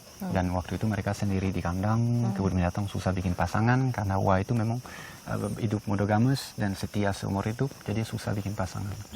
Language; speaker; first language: Indonesian; non-native, fluent; French